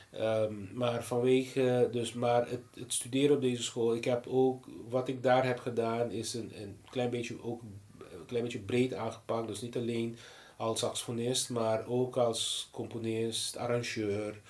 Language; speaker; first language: Dutch; non-native, local second language; Papiamento